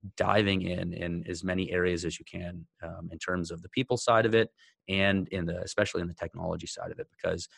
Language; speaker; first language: English; native; English